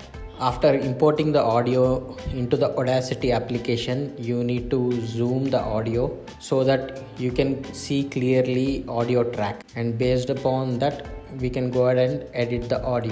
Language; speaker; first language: English; non-native, local second language; Telugu